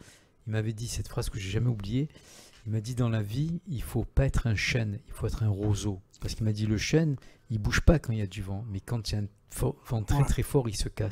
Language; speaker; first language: French; native; French